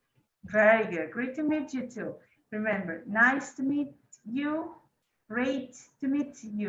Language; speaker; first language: English; non-native, fluent; Spanish